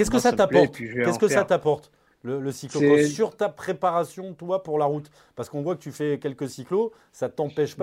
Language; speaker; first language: French; native; French